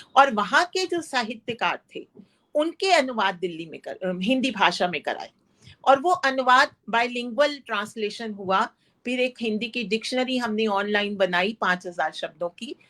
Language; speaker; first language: Hindi; non-native, local second language; Punjabi